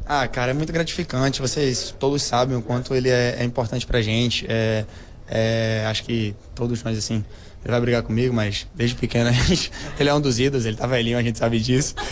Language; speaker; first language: Portuguese; native; Portuguese